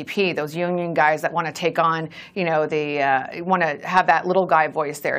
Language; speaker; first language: English; native; English